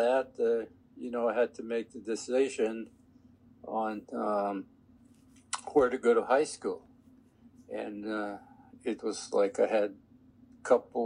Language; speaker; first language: English; native; English